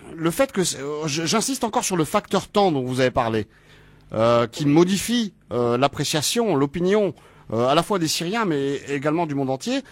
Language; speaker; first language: French; native; French